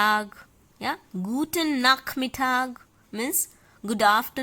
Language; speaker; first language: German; non-native, fluent; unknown